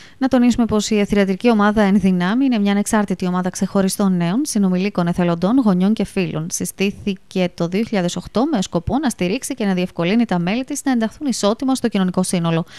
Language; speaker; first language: Greek; native; Greek